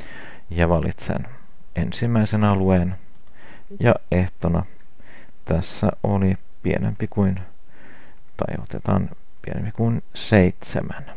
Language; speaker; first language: Finnish; non-native, local second language; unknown